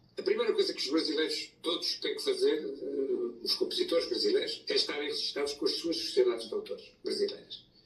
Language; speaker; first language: Portuguese; native; Portuguese